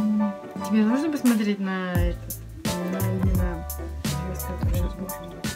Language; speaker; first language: Russian; native; Russian